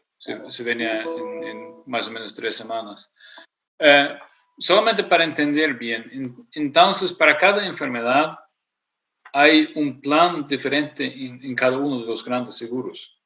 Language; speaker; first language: Spanish; non-native, fluent; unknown